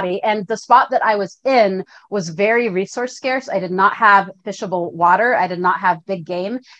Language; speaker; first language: English; native; English